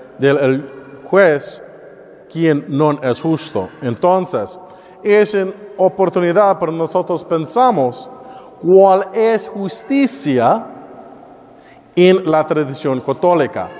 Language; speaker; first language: Spanish; non-native, learner; English